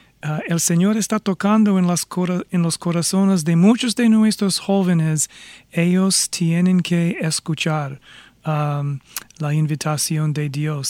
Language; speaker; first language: Spanish; non-native, fluent; English